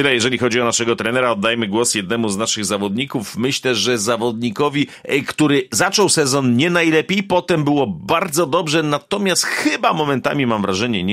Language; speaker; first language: Polish; native; Polish